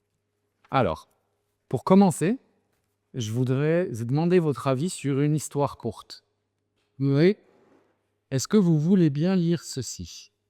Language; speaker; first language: French; native; French